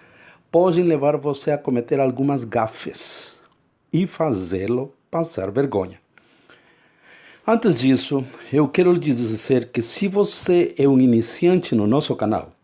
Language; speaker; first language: Portuguese; non-native, fluent; Spanish